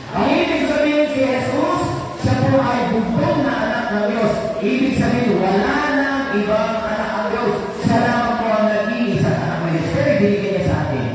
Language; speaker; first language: Filipino; non-native, local second language; Iloko